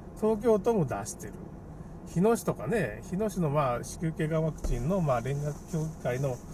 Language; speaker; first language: Japanese; native; Japanese